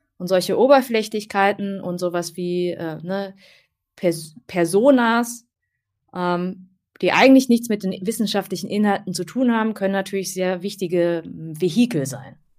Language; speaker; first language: German; early bilingual, other home language; Vietnamese